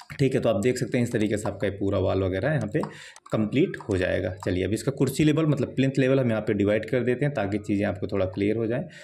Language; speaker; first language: Hindi; native; Hindi